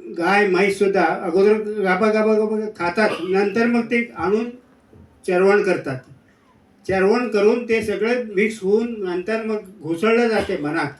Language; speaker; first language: Marathi; non-native, local second language; Kannada